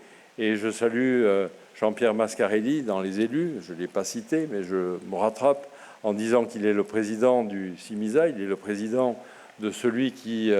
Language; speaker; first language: French; native; French